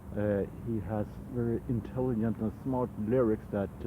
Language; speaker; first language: English; non-native, fluent; Swedish